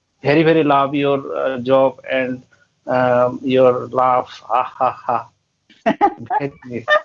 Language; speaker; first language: English; non-native, learner; Bangla